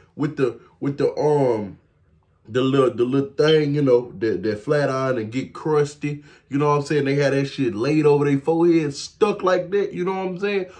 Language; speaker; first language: English; native; English